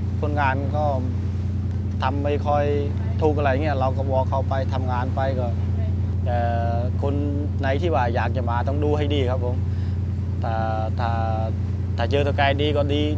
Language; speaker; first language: Thai; non-native, fluent; Khmer